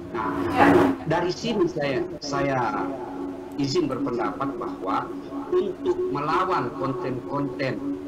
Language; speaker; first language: Indonesian; non-native, local second language; Buginese